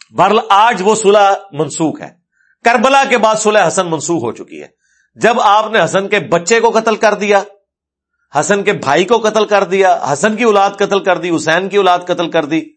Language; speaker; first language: Urdu; non-native, local second language; Punjabi